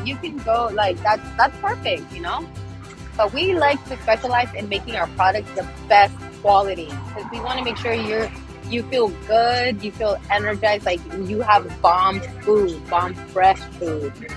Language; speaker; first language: English; early bilingual, other home language; Spanish